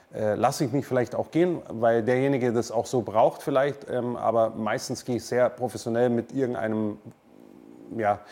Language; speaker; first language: German; native; German